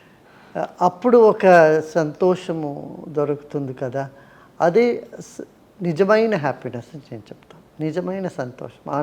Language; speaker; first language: Telugu; non-native, local second language; Tamil